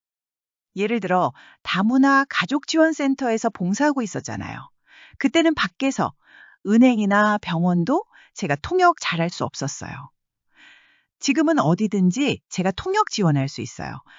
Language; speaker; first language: Korean; non-native, learner; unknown